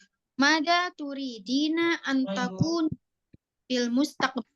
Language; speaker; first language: Arabic; non-native, fluent; Indonesian